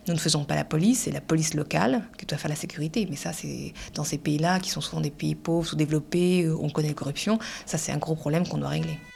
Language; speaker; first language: French; native; French